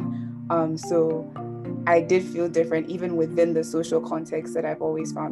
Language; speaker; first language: English; non-native, local second language; Akan